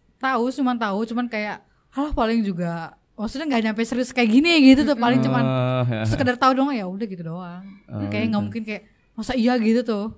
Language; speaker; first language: Indonesian; native; Indonesian